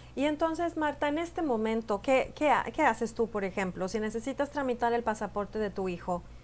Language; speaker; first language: Spanish; non-native, fluent; Swedish